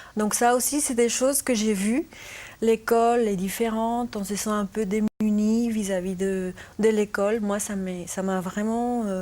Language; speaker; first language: French; non-native, fluent; Spanish